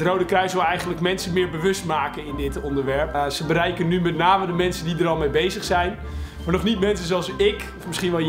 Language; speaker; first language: Dutch; native; Dutch